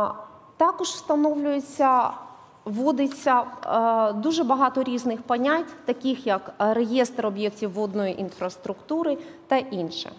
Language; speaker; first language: Ukrainian; native; Ukrainian